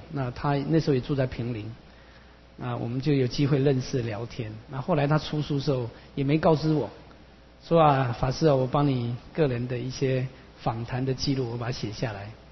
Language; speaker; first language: Chinese; native; Chinese